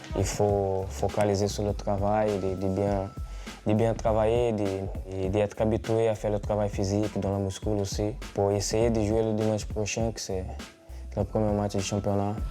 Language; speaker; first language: French; non-native, fluent; Portuguese